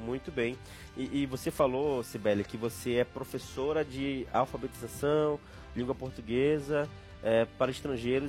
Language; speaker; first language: Portuguese; native; Portuguese